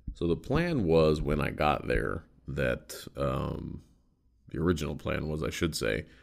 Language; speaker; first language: English; native; English